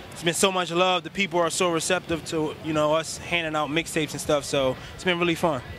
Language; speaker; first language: English; native; English